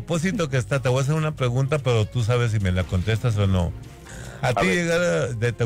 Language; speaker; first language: Spanish; native; Spanish